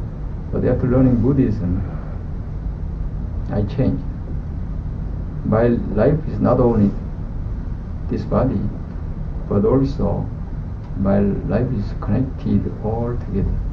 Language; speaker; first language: English; non-native, learner; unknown